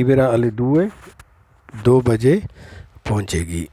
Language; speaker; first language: Italian; non-native, learner; Urdu